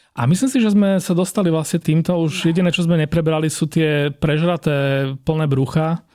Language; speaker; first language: Slovak; native; Slovak